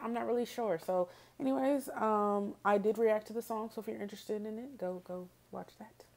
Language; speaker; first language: English; native; English